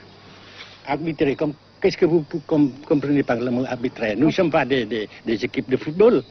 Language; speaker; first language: French; non-native, local second language; Vietnamese